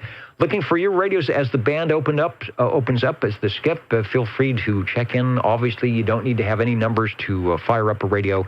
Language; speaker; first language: English; native; English